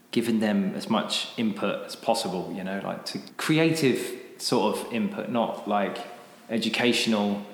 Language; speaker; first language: English; native; English